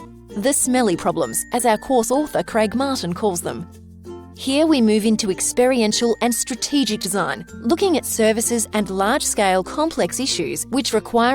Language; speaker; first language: English; native; English